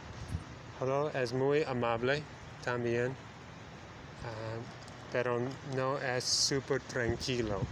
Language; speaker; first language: Spanish; non-native, fluent; English